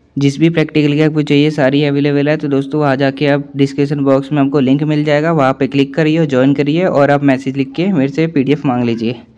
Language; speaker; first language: Hindi; native; Hindi